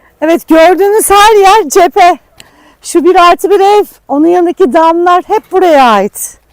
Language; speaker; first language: Turkish; native; Turkish